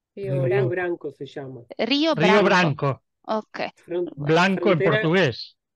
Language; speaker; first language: Spanish; native; Spanish